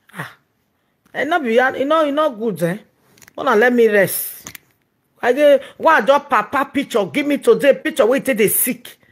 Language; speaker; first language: Nigerian Pidgin; non-native, local second language; Yoruba